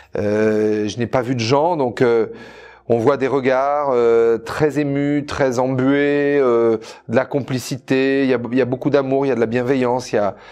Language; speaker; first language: French; native; French